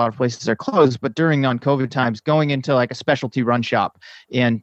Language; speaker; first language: English; native; English